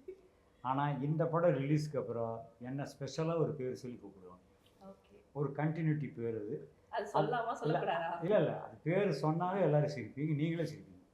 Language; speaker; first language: Tamil; native; Tamil